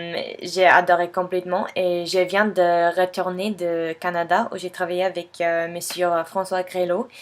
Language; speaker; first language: French; non-native, fluent; English